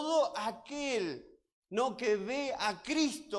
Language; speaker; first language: Spanish; native; Spanish